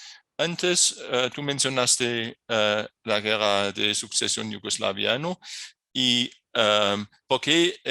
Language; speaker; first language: Spanish; non-native, fluent; German